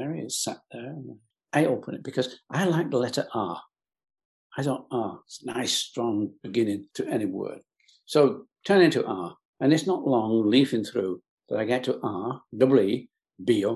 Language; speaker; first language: English; native; English